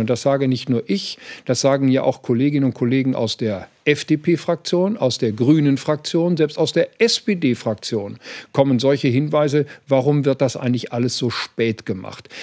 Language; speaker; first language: German; native; German